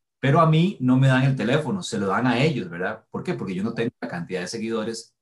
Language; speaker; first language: Spanish; native; Spanish